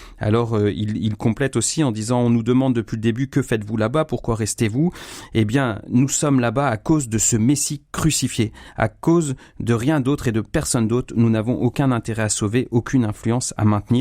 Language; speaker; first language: French; native; French